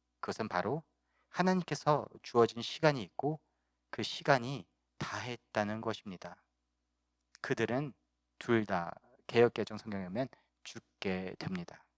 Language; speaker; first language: Korean; early bilingual, heritage; Korean